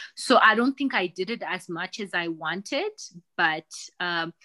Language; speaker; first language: English; non-native, fluent; Rundi